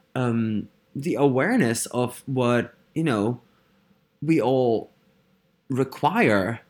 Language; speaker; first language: English; non-native, fluent; Dutch